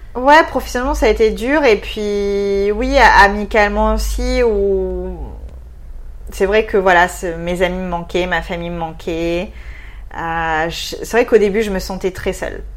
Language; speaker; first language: French; native; French